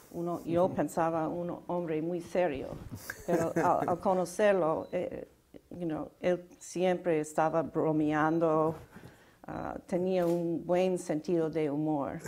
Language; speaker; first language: Spanish; non-native, fluent; English